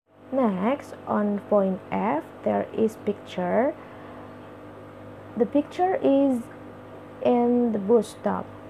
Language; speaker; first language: English; non-native, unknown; Indonesian